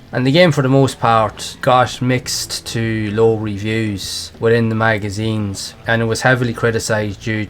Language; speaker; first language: English; native; English